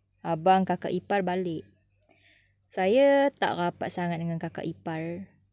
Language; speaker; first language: Malay; native; Malay